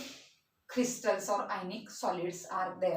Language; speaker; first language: English; non-native, local second language; Marathi